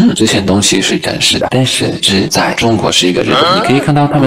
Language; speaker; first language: Chinese; non-native, fluent; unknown